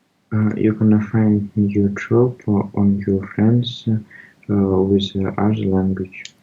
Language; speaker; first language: English; non-native, learner; Russian